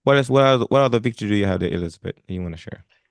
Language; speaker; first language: English; non-native, fluent; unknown